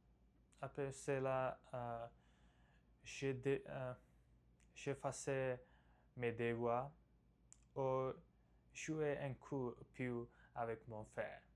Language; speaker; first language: French; non-native, learner; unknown